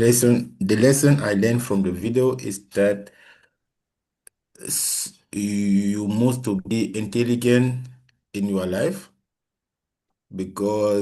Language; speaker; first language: English; non-native, learner; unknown